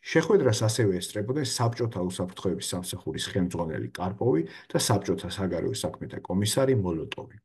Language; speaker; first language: Georgian; native; Georgian